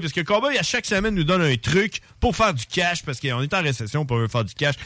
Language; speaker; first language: French; native; French